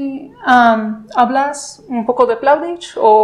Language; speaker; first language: Spanish; non-native, fluent; English